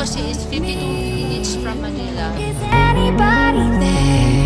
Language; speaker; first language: English; non-native, local second language; Cebuano